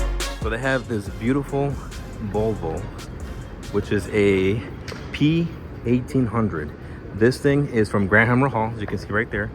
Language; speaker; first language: English; native; English